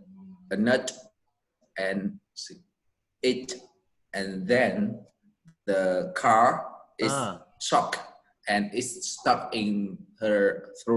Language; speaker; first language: English; non-native, learner; Vietnamese